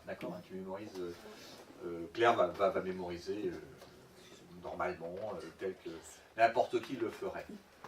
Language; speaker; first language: French; native; French